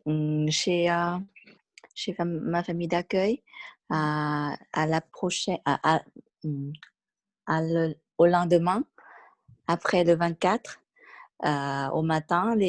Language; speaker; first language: French; non-native, learner; Vietnamese